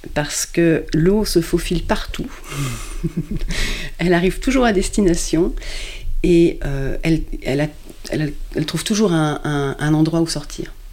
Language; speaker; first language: French; native; French